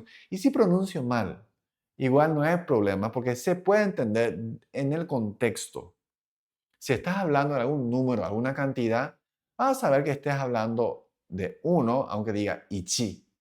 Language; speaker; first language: Spanish; non-native, fluent; Japanese